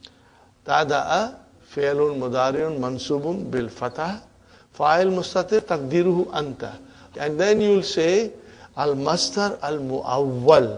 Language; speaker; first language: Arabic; non-native, fluent; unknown